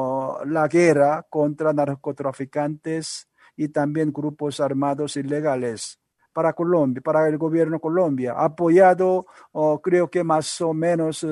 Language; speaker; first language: Spanish; non-native, learner; Korean